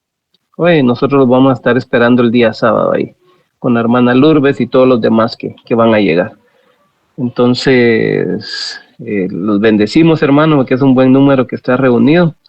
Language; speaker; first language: Spanish; native; Spanish